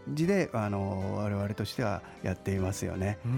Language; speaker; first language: Japanese; native; Japanese